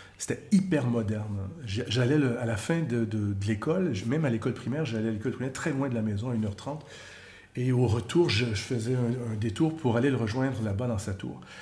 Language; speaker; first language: French; native; French